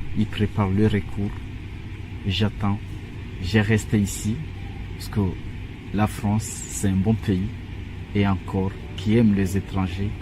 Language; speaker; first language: French; non-native, learner; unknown